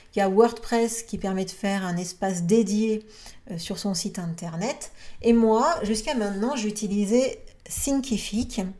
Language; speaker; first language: French; native; French